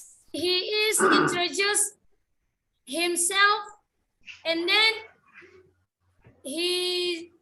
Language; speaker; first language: English; non-native, learner; Indonesian